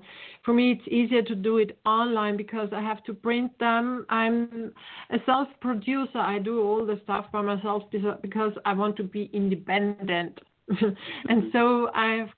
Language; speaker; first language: English; non-native, fluent; German